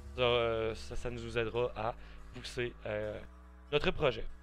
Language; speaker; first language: French; native; French